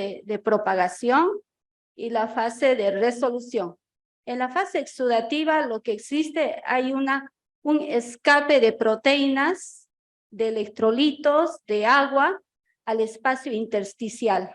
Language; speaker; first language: Spanish; native; Spanish